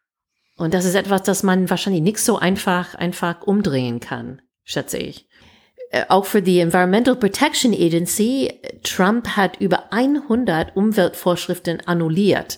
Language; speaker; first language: German; non-native, fluent; English